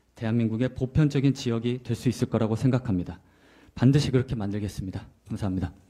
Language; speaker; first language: Korean; native; Korean